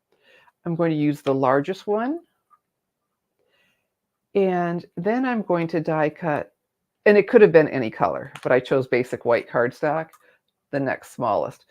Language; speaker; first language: English; native; English